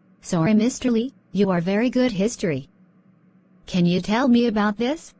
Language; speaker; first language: English; non-native, learner; Khmer